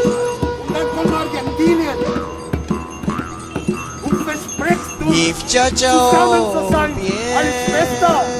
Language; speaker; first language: German; non-native, learner; Spanish